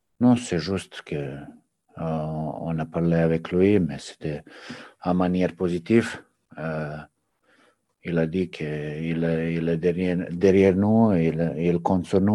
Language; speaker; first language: French; non-native, learner; Serbian